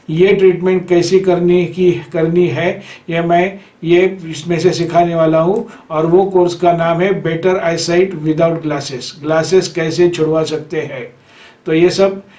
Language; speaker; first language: Hindi; non-native, local second language; Marathi